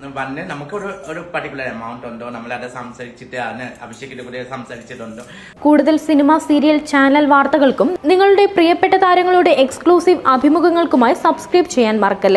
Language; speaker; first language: Malayalam; non-native, fluent; Assamese